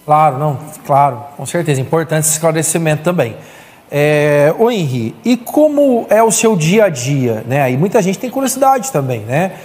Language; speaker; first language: Portuguese; native; Portuguese